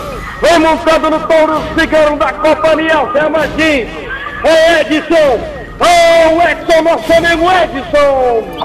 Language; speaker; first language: Portuguese; native; Portuguese